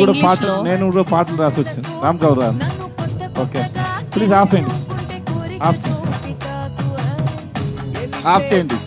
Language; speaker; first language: Telugu; non-native, learner; Tamil